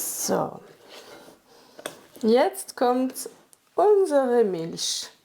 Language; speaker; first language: German; non-native, fluent; French